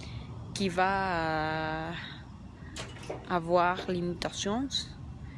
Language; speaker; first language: French; non-native, learner; Spanish